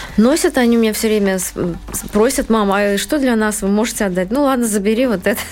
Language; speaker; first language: Russian; non-native, local second language; Uzbek